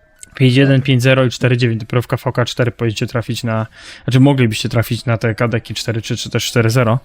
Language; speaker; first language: Polish; native; Polish